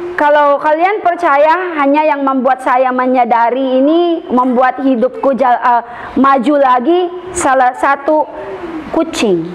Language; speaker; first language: Indonesian; non-native, learner; Filipino